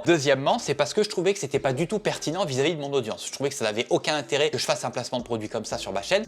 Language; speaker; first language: French; native; French